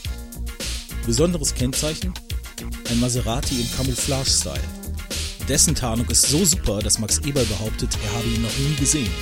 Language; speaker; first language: German; native; German